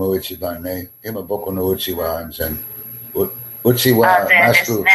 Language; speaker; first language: Japanese; non-native, learner; English